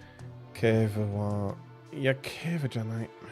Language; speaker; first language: Japanese; non-native, learner; English